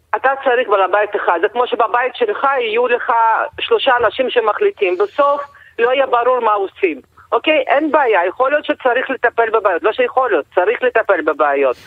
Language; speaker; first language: Hebrew; non-native, fluent; Russian